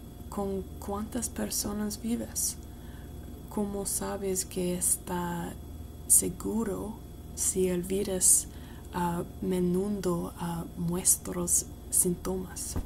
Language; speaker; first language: Spanish; non-native, learner; English